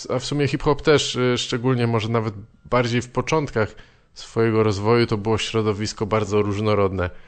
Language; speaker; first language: Polish; native; Polish